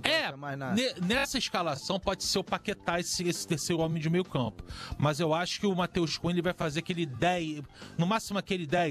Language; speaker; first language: Portuguese; native; Portuguese